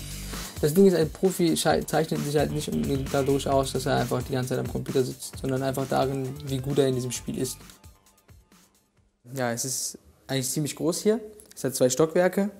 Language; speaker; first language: German; native; German